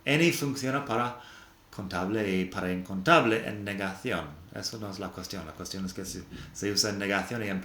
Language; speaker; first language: Spanish; non-native, fluent; English